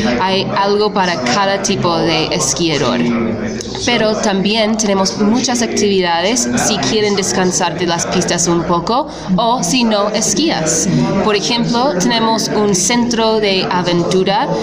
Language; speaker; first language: Spanish; non-native, fluent; English